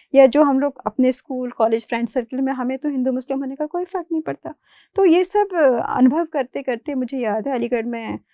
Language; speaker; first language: Hindi; native; Hindi